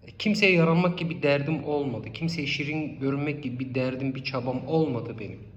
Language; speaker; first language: Turkish; non-native, local second language; Kurdish